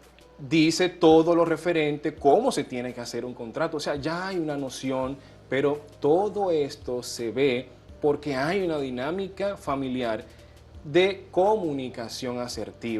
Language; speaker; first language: Spanish; native; Spanish